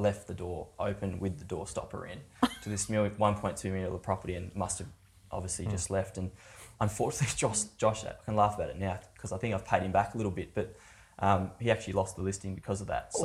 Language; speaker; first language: English; native; English